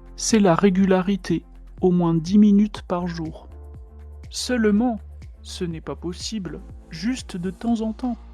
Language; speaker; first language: French; native; French